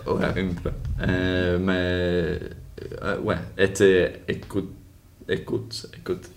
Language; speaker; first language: French; non-native, learner; Swedish